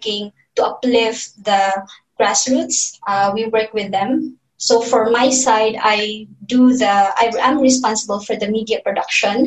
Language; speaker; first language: English; non-native, local second language; Cebuano